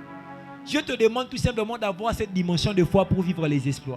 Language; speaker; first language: French; non-native, local second language; Lingala